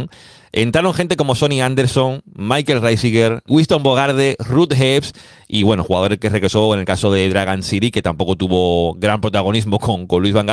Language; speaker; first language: Spanish; native; Spanish